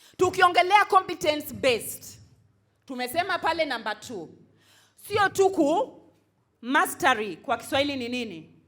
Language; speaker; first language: Swahili; non-native, local second language; Luo (Kenya and Tanzania)